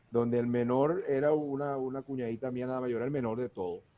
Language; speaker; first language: Spanish; native; Spanish